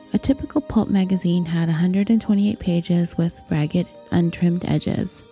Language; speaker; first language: English; native; English